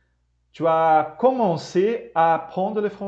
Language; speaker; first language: French; non-native, fluent; Portuguese